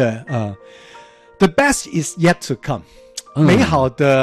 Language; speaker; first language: Chinese; non-native, local second language; Cantonese